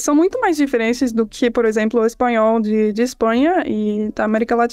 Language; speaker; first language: Portuguese; non-native, fluent; English